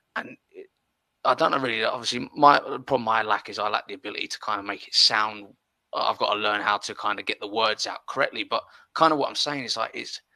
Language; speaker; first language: English; early bilingual, other home language; Spanish